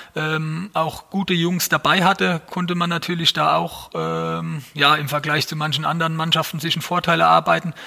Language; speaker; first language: German; native; German